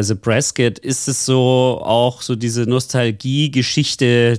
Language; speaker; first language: German; native; German